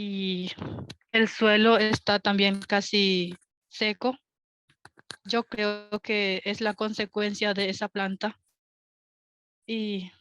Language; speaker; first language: Spanish; non-native, local second language; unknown